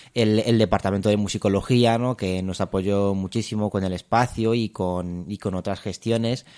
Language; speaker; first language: Spanish; non-native, fluent; Romanian